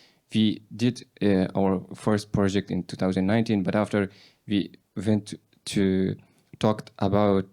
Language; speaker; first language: English; non-native, learner; Persian